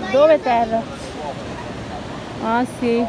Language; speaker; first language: Italian; non-native, learner; Hindi